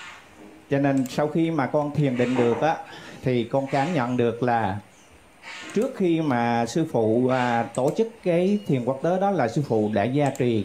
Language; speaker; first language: Vietnamese; native; Vietnamese